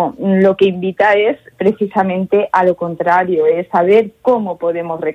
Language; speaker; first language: Spanish; native; Spanish